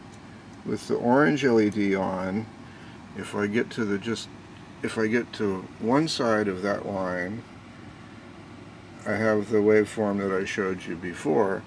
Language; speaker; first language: English; native; English